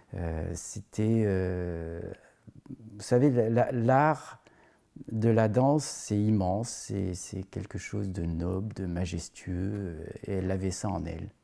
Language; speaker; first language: French; native; French